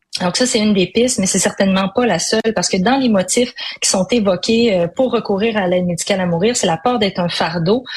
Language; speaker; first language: French; native; French